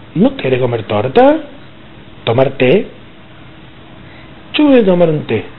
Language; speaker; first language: Spanish; native; Spanish